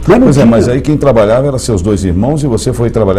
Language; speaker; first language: Portuguese; native; Portuguese